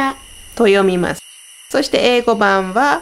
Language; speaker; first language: Japanese; non-native, fluent; Hungarian